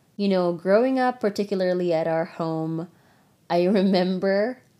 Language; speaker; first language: English; non-native, local second language; Filipino